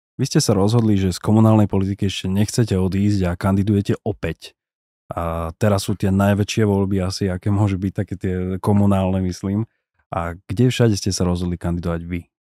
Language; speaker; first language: Slovak; native; Slovak